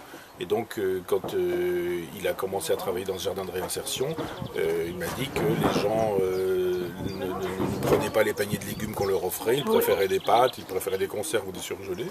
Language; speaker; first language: French; native; French